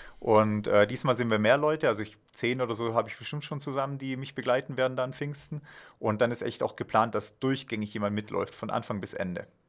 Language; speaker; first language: German; native; German